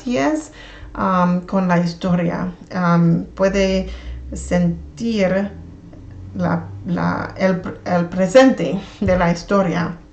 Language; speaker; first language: Spanish; non-native, learner; English